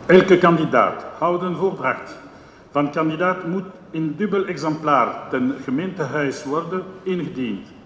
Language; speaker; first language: Dutch; non-native, local second language; French